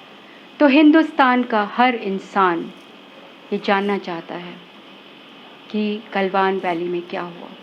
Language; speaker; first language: Hindi; native; Hindi